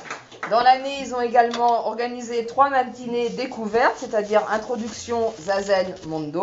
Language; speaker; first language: French; native; French